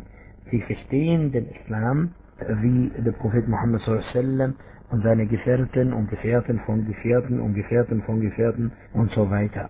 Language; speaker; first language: German; non-native, fluent; Arabic